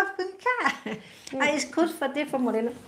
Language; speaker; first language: German; non-native, learner; Thai